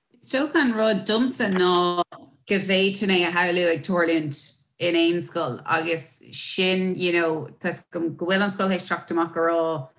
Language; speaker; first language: Irish; non-native, local second language; English